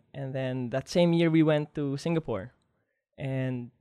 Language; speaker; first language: English; non-native, local second language; Filipino